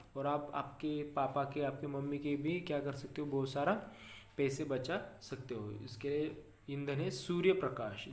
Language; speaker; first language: Hindi; non-native, local second language; Marathi